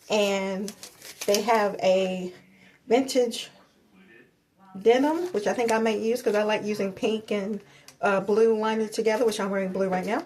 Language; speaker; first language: English; native; English